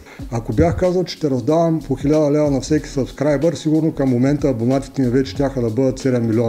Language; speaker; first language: Bulgarian; native; Bulgarian